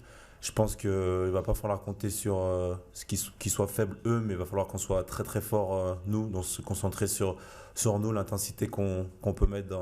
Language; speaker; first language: French; native; French